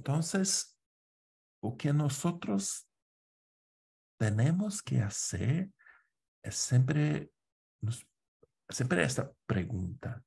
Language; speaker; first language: Spanish; non-native, fluent; Portuguese